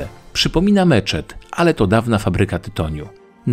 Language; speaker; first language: Polish; native; Polish